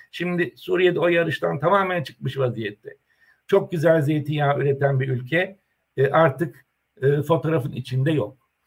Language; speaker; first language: Turkish; native; Turkish